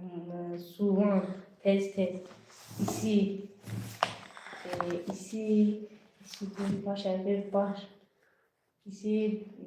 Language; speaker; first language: French; non-native, learner; Azerbaijani